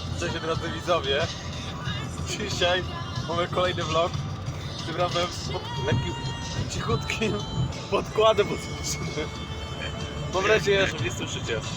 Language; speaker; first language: Polish; native; Polish